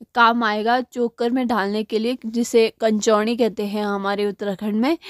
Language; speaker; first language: Hindi; native; Hindi